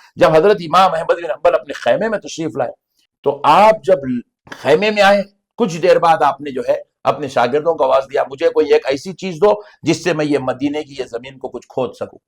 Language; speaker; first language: Urdu; native; Urdu